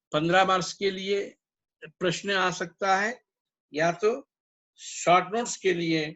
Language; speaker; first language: Hindi; non-native, local second language; Kannada